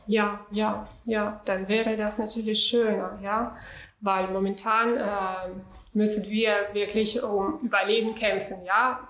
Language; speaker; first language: German; non-native, fluent; Russian